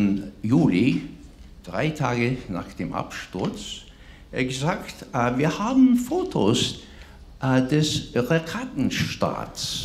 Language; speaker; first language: German; non-native, fluent; English